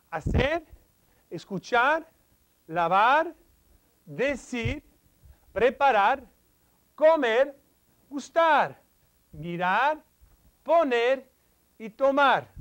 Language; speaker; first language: Spanish; non-native, fluent; English